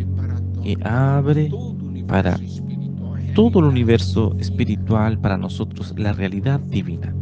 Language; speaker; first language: Spanish; non-native, fluent; Portuguese